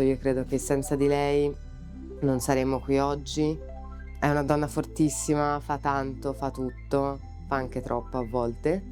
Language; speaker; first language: Italian; early bilingual, other home language; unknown